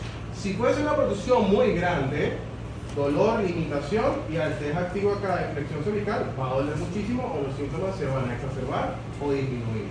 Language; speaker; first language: Spanish; native; Spanish